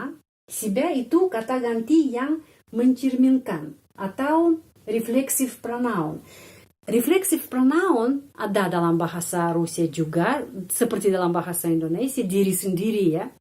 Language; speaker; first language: Indonesian; non-native, fluent; Russian